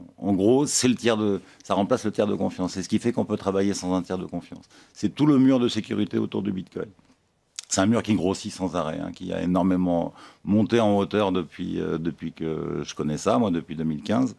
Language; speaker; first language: French; native; French